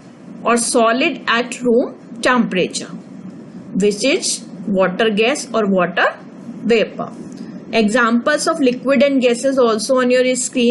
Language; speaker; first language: English; non-native, local second language; Hindi